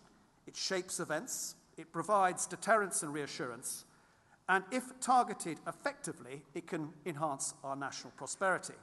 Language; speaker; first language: English; native; English